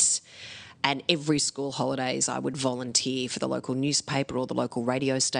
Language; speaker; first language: English; native; English